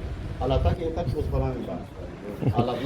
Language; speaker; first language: Polish; non-native, learner; Arabic